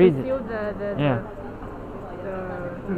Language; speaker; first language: English; non-native, learner; Chinese